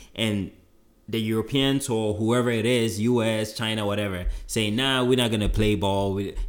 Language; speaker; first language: English; non-native, local second language; Akan